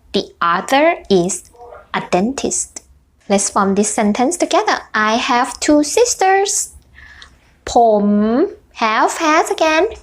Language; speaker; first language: English; non-native, fluent; Thai